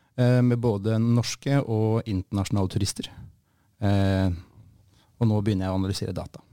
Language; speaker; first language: Norwegian; native; Norwegian